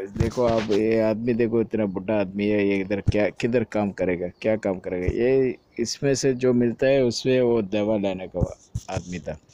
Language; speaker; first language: Hindi; non-native, local second language; Malayalam